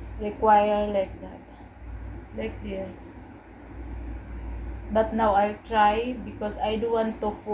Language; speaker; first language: English; non-native, learner; Cebuano